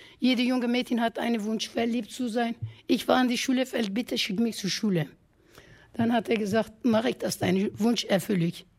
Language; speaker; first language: German; non-native, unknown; Kurdish